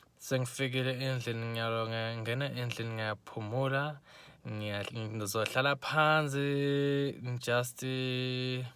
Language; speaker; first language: Zulu; non-native, local second language; Swati